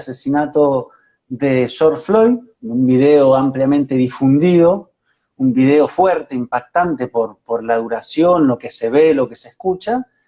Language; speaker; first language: Spanish; native; Spanish